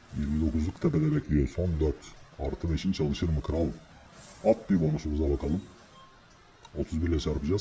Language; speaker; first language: Turkish; native; Turkish